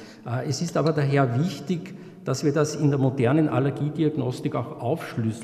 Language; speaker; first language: German; native; German